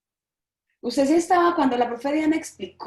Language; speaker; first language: Spanish; native; Spanish